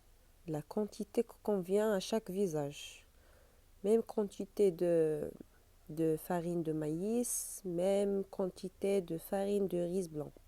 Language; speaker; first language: French; non-native, learner; Arabic